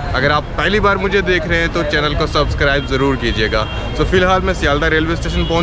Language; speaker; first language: Hindi; native; Hindi